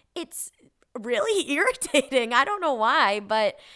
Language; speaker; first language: English; native; English